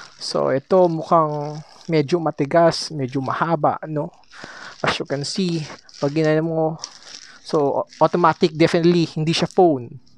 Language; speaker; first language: Filipino; native; Filipino